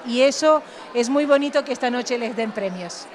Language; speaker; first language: Spanish; native; Spanish